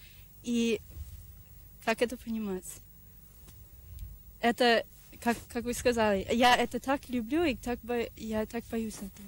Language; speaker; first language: Russian; non-native, fluent; English